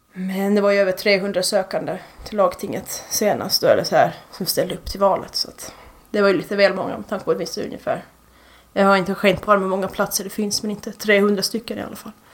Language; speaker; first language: Swedish; native; Swedish